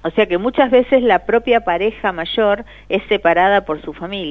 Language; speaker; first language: Spanish; native; Spanish